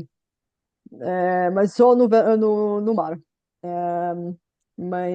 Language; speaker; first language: Portuguese; non-native, fluent; Bulgarian